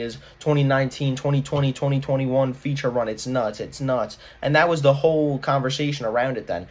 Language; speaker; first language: English; native; English